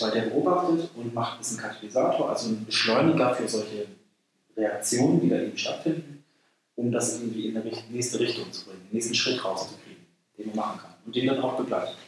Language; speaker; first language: German; native; German